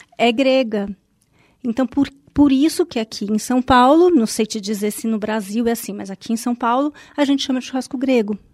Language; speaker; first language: Portuguese; native; Portuguese